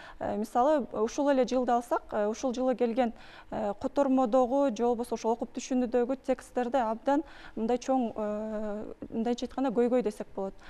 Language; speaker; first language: Kyrgyz; native; Kyrgyz